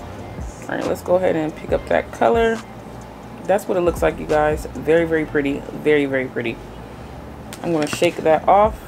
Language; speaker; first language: English; native; English